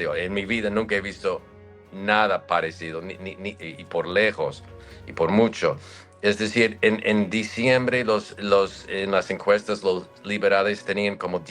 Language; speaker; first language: Spanish; non-native, fluent; English